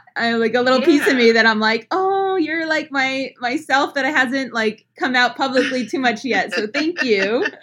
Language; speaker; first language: English; native; English